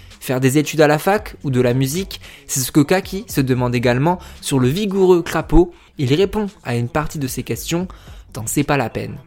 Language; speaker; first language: French; native; French